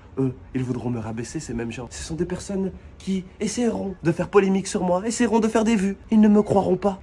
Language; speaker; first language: French; native; French